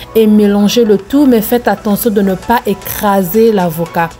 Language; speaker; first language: French; non-native, local second language; Lingala